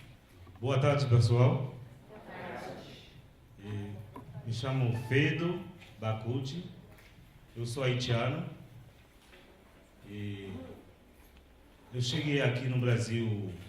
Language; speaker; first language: Portuguese; non-native, local second language; Haitian Creole